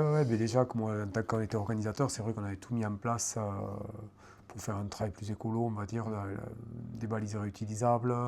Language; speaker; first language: French; native; French